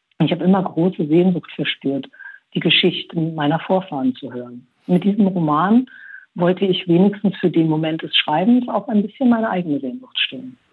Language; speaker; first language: German; early bilingual, other home language; Persian